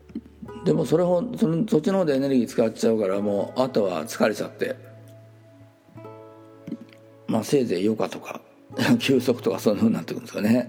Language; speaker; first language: Japanese; native; Japanese